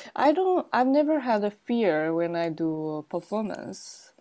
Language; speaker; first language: English; non-native, learner; Japanese